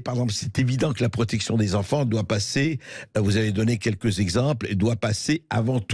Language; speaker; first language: French; native; French